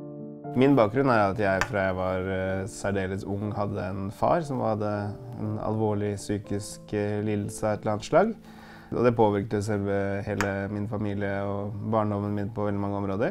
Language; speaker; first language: Norwegian; native; Norwegian